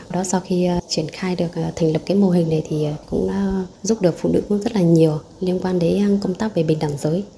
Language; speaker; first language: Vietnamese; non-native, local second language; Hmong